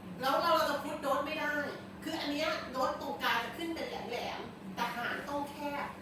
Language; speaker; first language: Thai; native; Thai